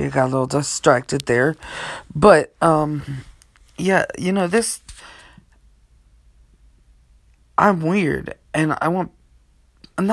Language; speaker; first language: English; native; English